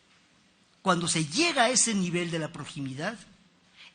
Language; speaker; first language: Spanish; native; Spanish